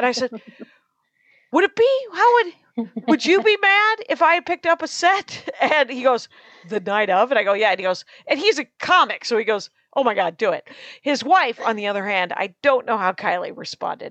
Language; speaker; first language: English; native; English